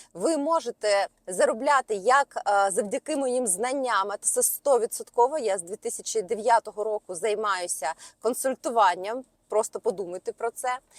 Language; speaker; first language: Ukrainian; non-native, local second language; Russian